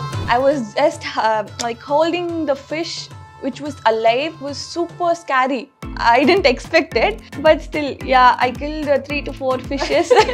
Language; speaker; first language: English; non-native, local second language; Tamil